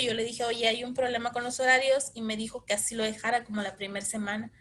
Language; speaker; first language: Spanish; native; Spanish